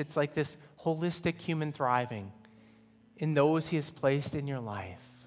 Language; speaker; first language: English; native; English